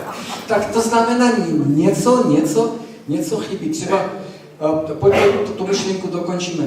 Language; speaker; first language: Czech; non-native, fluent; Armenian